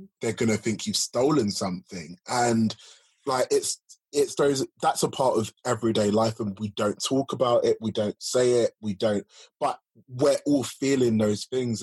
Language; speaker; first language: English; native; English